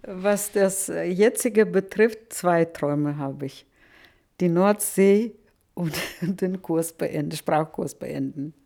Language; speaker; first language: German; non-native, fluent; Russian